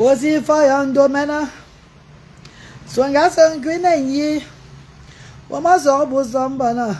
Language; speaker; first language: French; non-native, local second language; Lingala